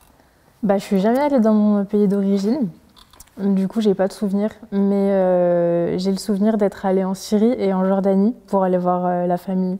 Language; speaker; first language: French; early bilingual, other home language; Arabic